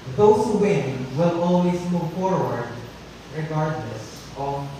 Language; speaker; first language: English; non-native, local second language; Filipino